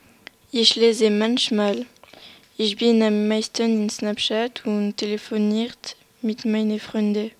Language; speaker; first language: German; non-native, learner; French